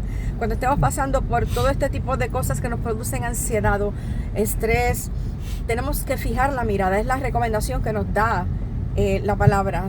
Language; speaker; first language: Spanish; native; Spanish